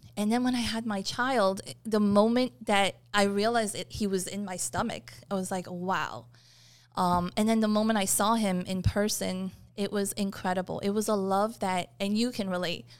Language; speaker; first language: English; early bilingual, other home language; Persian